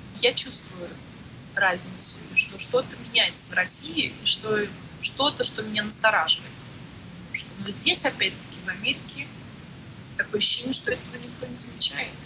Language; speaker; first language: Russian; native; Russian